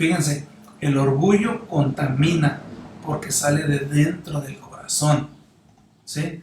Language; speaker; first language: Spanish; native; Spanish